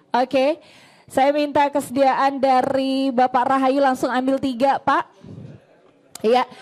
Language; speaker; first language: Indonesian; native; Indonesian